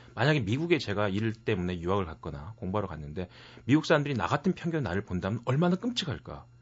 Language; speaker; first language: Korean; native; Korean